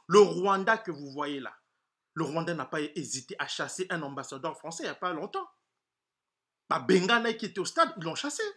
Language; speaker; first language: French; non-native, local second language; Lingala